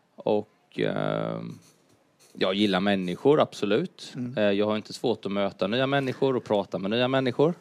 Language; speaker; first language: Swedish; native; Swedish